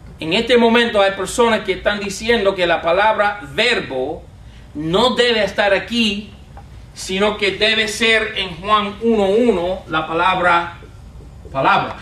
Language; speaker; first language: Spanish; non-native, fluent; English